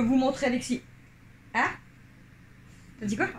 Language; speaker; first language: French; native; French